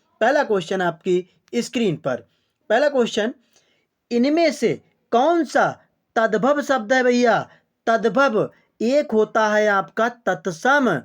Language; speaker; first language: Hindi; native; Hindi